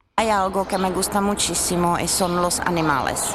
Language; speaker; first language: Spanish; non-native, fluent; Czech